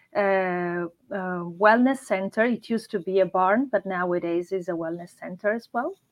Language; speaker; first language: English; non-native, fluent; Italian